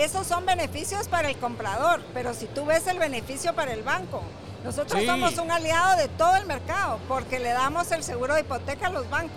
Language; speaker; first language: Spanish; native; Spanish